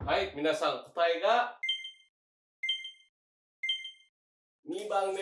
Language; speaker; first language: Japanese; non-native, fluent; Indonesian